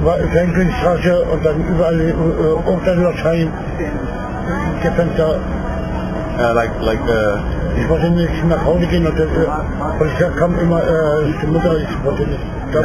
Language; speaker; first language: German; non-native, learner; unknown